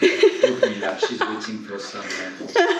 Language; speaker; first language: English; non-native, fluent; French